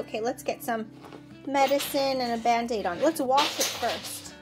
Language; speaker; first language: English; early bilingual, other home language; Japanese